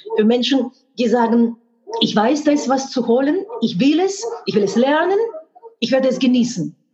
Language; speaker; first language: German; non-native, fluent; Russian